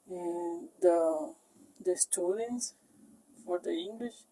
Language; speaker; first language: English; non-native, learner; Spanish